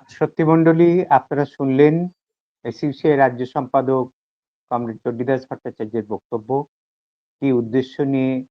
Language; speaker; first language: Bangla; native; Bangla